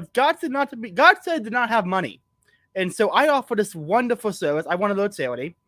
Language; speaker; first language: English; native; English